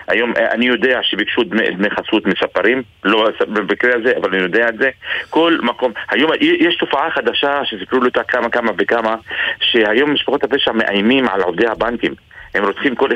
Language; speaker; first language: Hebrew; non-native, local second language; Arabic